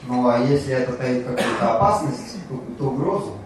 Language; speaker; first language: Russian; native; Russian